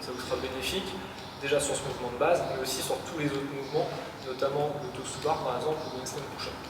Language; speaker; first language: French; native; French